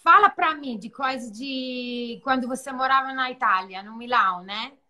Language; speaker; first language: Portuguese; non-native, learner; Italian